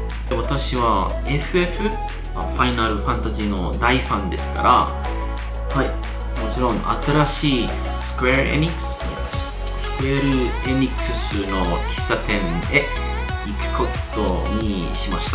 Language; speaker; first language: Japanese; non-native, learner; Vietnamese